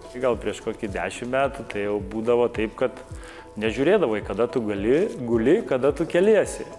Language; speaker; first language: Lithuanian; native; Lithuanian